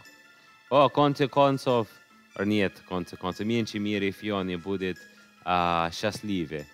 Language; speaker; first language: Russian; non-native, learner; English